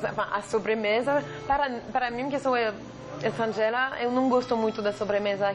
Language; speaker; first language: Portuguese; non-native, fluent; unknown